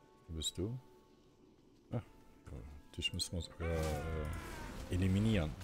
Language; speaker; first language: German; native; German